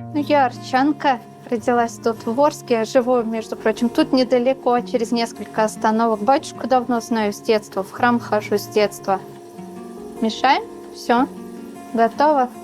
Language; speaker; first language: Russian; native; Russian